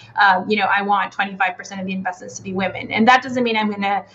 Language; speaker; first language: English; non-native, fluent; Spanish